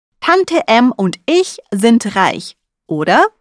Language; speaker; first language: German; non-native, fluent; Russian